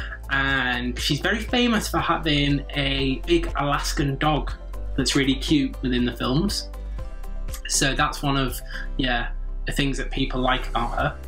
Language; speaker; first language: English; native; English